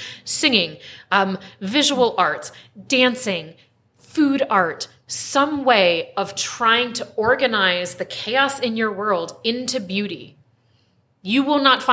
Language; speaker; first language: English; native; English